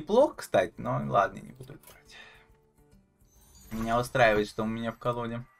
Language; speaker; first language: Russian; native; Russian